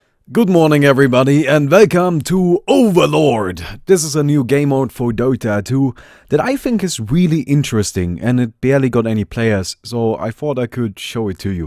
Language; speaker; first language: English; non-native, fluent; German